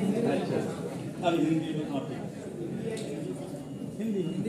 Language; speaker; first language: Hindi; native; Hindi